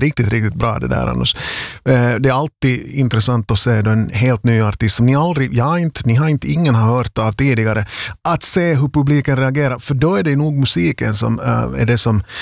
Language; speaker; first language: Swedish; native; Swedish